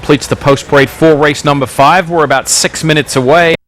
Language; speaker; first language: English; native; English